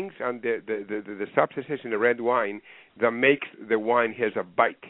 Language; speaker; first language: English; non-native, fluent; Greek